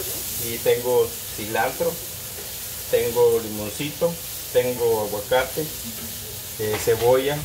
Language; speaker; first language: Spanish; native; Spanish